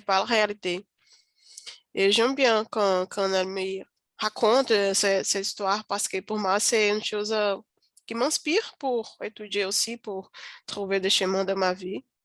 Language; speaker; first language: French; non-native, learner; Portuguese